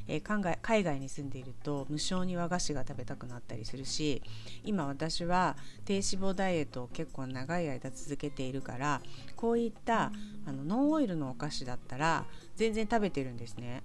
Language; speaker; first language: Japanese; native; Japanese